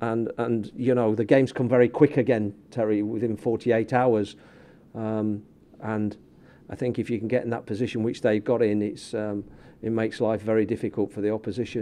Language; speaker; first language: English; native; English